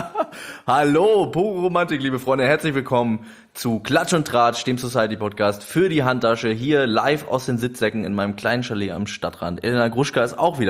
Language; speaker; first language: German; native; German